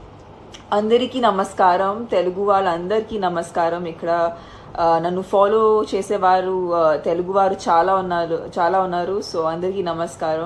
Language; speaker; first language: Telugu; non-native, fluent; Hindi